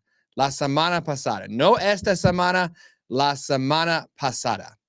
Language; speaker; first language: Spanish; non-native, learner; English